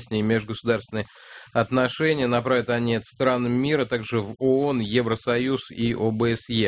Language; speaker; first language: Russian; native; Russian